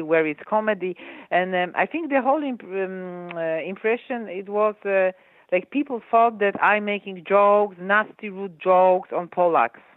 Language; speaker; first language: English; non-native, fluent; Polish